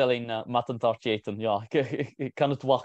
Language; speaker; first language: Dutch; non-native, learner; English